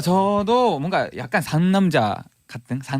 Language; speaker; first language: Korean; non-native, fluent; Japanese